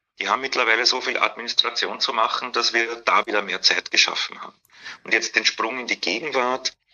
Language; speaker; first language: German; native; German